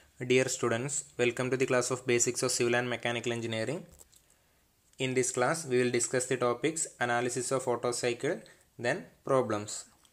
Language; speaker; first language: English; non-native, local second language; Malayalam